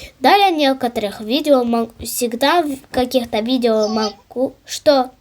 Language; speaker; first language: Russian; non-native, local second language; Ukrainian